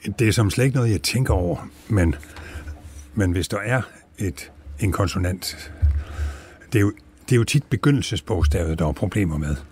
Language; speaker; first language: Danish; native; Danish